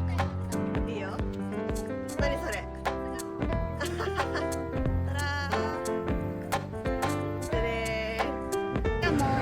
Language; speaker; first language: Japanese; native; Japanese